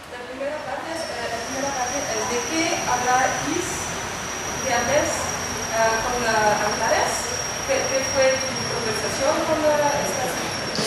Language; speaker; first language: Spanish; non-native, learner; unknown